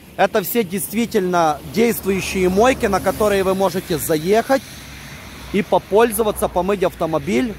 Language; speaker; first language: Russian; non-native, local second language; Ukrainian